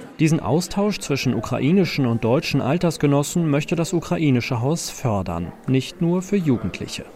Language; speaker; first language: German; native; German